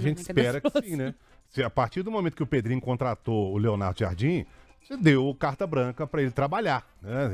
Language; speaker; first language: Portuguese; native; Portuguese